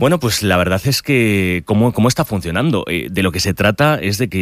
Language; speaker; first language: Spanish; native; Spanish